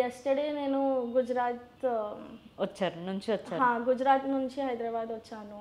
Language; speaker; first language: Telugu; non-native, learner; Gujarati